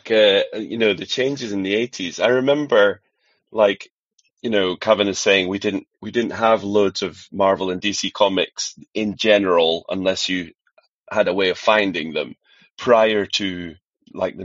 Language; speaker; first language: English; native; English